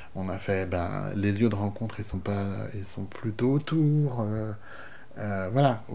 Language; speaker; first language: French; native; French